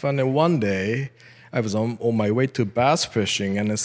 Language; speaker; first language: English; non-native, fluent; Japanese